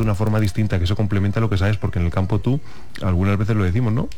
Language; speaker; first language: Spanish; native; Spanish